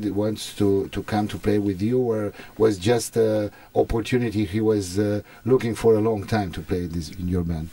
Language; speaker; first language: English; non-native, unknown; Romanian